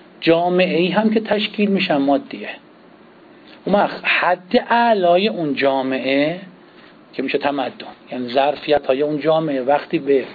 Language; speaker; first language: Persian; native; Persian